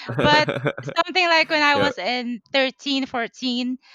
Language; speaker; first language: English; non-native, local second language; Pampanga